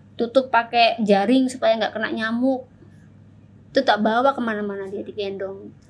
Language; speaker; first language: Indonesian; native; Indonesian